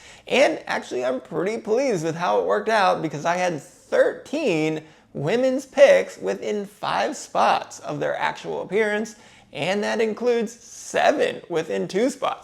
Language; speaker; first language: English; native; English